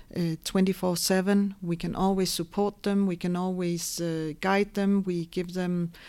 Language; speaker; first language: English; non-native, fluent; Danish